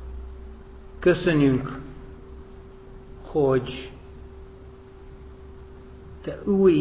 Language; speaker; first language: Hungarian; non-native, fluent; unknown